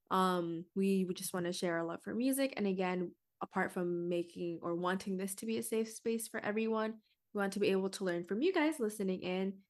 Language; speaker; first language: English; early bilingual, other home language; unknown